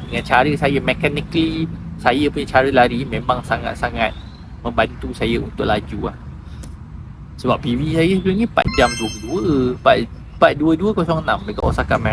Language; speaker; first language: Malay; native; Malay